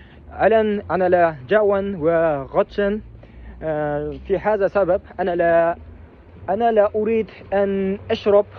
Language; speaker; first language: Arabic; non-native, learner; Kazakh